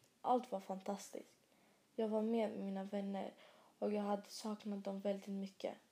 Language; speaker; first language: Swedish; early bilingual, other home language; Greek